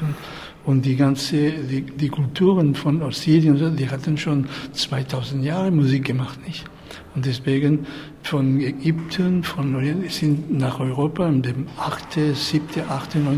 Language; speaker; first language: German; non-native, fluent; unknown